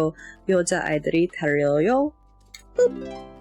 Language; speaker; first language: Korean; non-native, learner; English